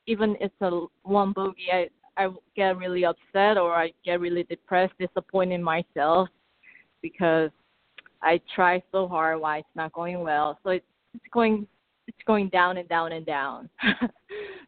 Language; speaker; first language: English; non-native, fluent; Korean